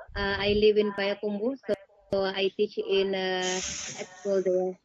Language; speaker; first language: English; non-native, learner; Indonesian